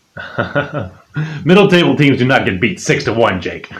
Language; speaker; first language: English; native; English